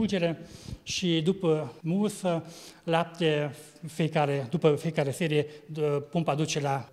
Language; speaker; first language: Romanian; non-native, local second language; Hungarian